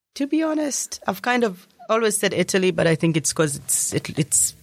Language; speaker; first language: English; native; English